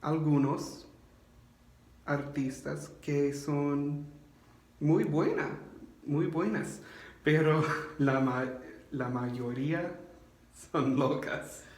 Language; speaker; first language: Spanish; non-native, learner; English